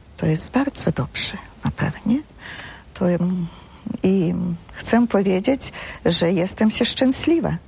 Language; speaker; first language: Polish; early bilingual, heritage; Polish